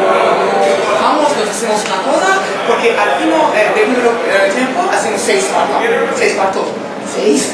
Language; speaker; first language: Spanish; non-native, learner; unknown